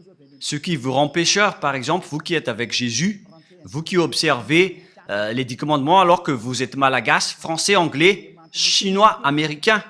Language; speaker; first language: French; non-native, local second language; Malagasy